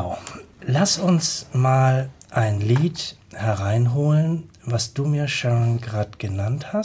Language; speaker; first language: German; native; German